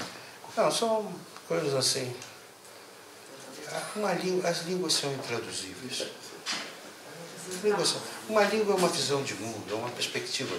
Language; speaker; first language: Italian; non-native, learner; Portuguese